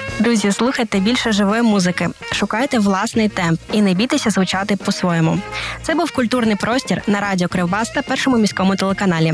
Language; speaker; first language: Ukrainian; native; Ukrainian